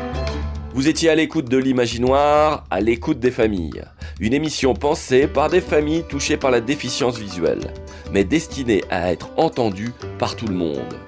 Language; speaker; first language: French; native; French